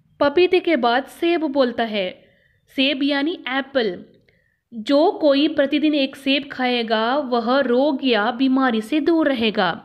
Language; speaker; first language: Hindi; non-native, local second language; Kannada